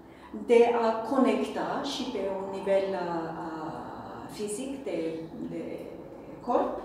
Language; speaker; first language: Romanian; non-native, fluent; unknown